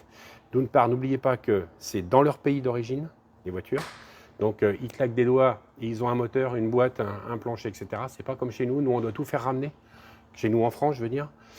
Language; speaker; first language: French; native; French